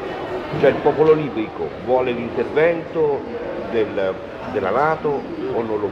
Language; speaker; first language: Italian; native; Italian